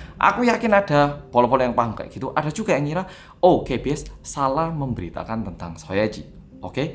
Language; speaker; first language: Indonesian; non-native, fluent; Korean